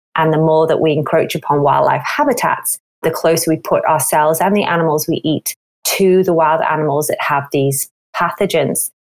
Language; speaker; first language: English; native; English